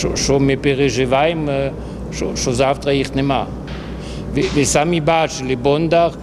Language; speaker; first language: Ukrainian; non-native, fluent; French